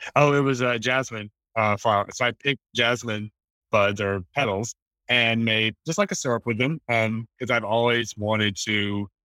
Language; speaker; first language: English; native; English